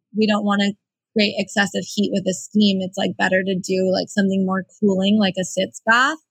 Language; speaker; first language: English; early bilingual, other home language; Persian